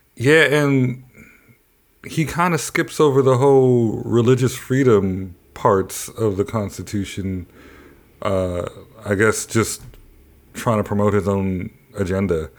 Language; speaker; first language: English; native; English